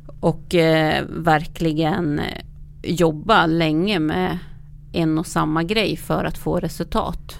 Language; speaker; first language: Swedish; native; Swedish